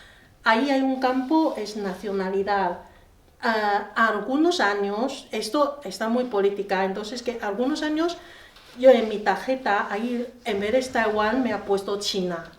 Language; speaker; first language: Spanish; non-native, learner; Chinese